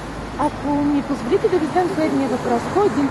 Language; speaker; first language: Bulgarian; native; Bulgarian